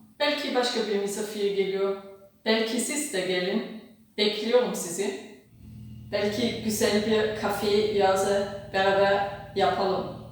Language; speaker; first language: Turkish; non-native, learner; German